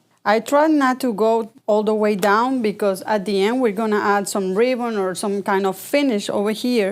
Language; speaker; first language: English; non-native, fluent; Spanish